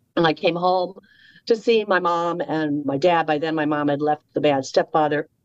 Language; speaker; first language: English; native; English